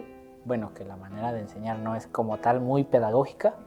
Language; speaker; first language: Spanish; native; Spanish